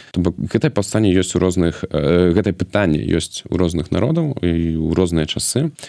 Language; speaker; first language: Belarusian; native; Belarusian